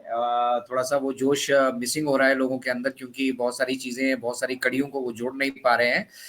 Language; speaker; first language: Hindi; native; Hindi